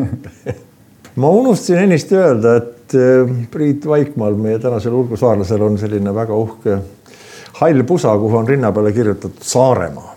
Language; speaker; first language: Estonian; native; Estonian